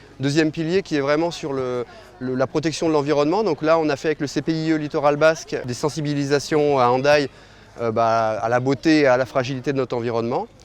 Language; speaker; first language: French; native; French